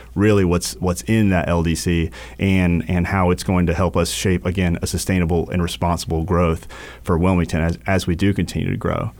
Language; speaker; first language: English; native; English